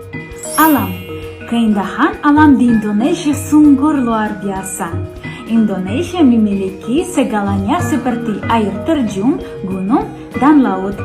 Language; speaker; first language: Indonesian; non-native, fluent; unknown